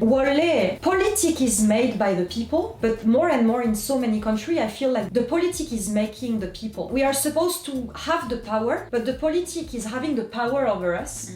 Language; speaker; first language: English; non-native, fluent; French